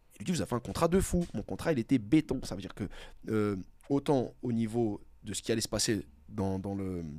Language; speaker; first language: French; native; French